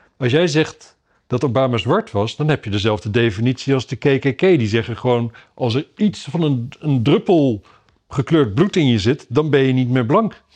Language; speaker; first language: Dutch; native; Dutch